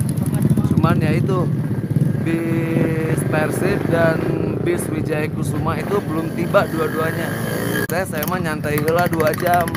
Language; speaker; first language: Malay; non-native, local second language; Sundanese